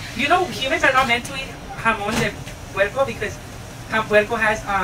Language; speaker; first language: English; early bilingual, other home language; Spanish